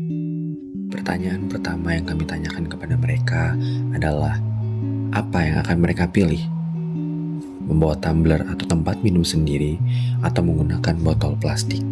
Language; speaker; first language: Indonesian; native; Indonesian